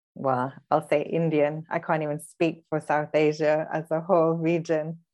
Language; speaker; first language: English; early bilingual, other home language; Hindi